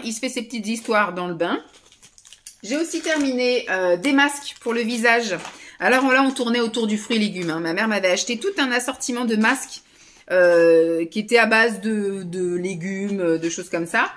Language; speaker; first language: French; native; French